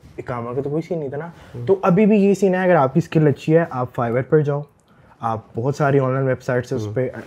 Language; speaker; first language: Urdu; early bilingual, heritage; Urdu